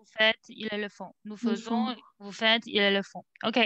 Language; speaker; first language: French; non-native, fluent; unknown